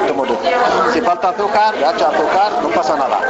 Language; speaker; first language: Spanish; non-native, learner; Arabic